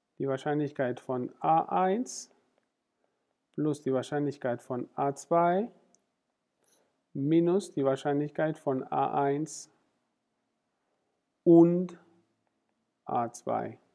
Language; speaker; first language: German; non-native, fluent; Spanish